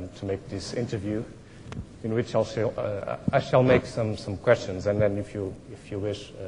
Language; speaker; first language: English; non-native, fluent; Portuguese